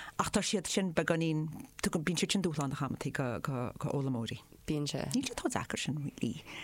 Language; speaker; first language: Irish; native; Irish